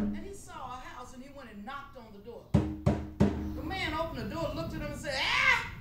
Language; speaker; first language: English; native; English